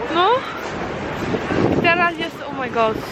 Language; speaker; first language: Polish; early bilingual, heritage; Dutch